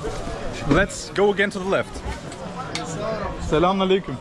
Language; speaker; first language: English; non-native, fluent; Turkish